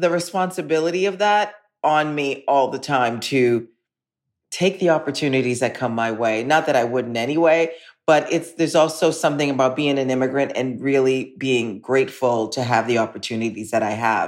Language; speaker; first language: English; native; English